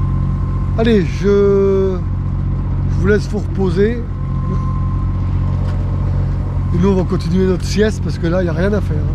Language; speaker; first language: French; native; French